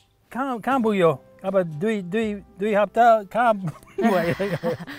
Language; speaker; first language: Nepali; non-native, learner; English